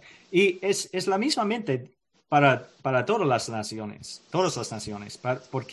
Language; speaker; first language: Spanish; non-native, learner; English